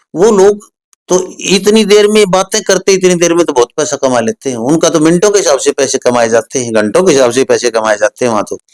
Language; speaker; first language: Hindi; native; Hindi